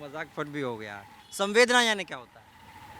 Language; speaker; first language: Hindi; native; Hindi